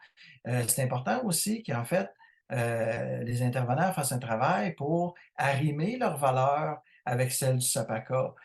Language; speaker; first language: French; native; French